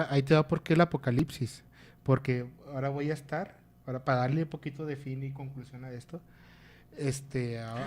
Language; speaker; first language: Spanish; native; Spanish